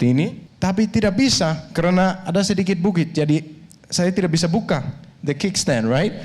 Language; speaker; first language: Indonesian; non-native, fluent; Danish